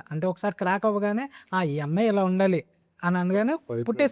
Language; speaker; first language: Telugu; native; Telugu